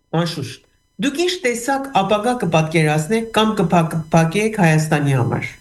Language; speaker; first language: Armenian; early bilingual, heritage; Armenian